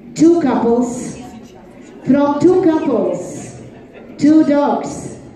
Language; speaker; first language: English; non-native, learner; Latvian